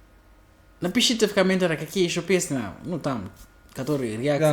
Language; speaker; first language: Russian; non-native, fluent; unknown